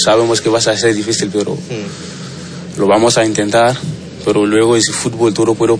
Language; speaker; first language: Spanish; non-native, learner; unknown